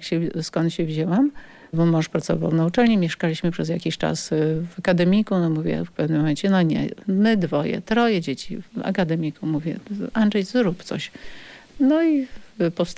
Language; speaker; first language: Polish; native; Polish